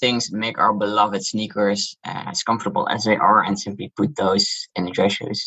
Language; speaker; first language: English; non-native, fluent; Dutch